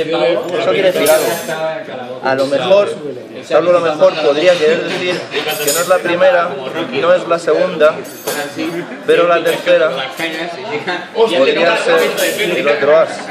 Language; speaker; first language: Spanish; native; Spanish